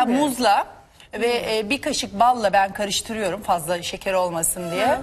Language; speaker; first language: Turkish; native; Turkish